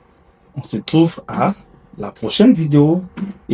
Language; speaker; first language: French; non-native, fluent; Chinese